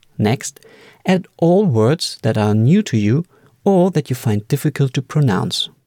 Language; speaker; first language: English; non-native, fluent; German